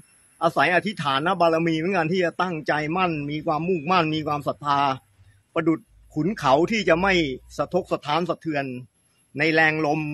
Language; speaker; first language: Thai; native; Thai